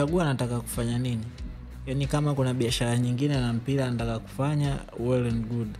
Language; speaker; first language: Swahili; native; Swahili